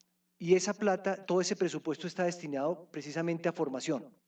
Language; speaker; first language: Spanish; native; Spanish